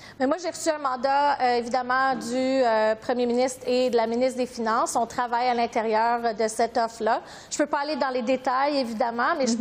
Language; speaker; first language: French; native; French